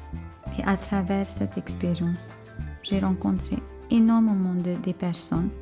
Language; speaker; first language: French; non-native, fluent; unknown